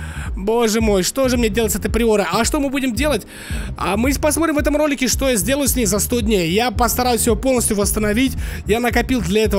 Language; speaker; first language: Russian; native; Russian